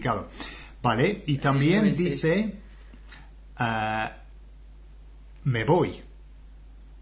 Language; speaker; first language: Spanish; non-native, fluent; English